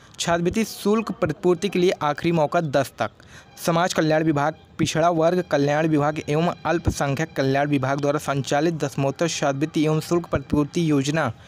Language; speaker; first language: Hindi; native; Hindi